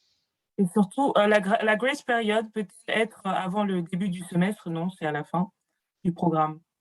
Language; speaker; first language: French; native; French